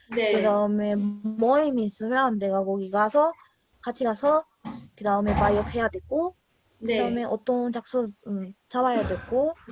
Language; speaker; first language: Korean; non-native, fluent; Spanish